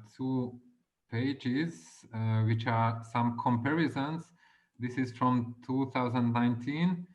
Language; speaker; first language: English; non-native, fluent; Hungarian